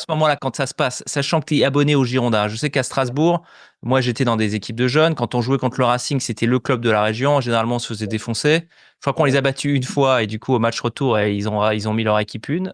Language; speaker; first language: French; native; French